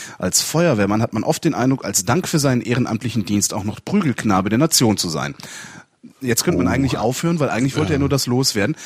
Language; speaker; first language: German; native; German